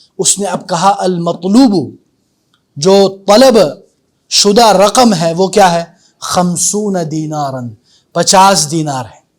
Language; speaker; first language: Urdu; native; Urdu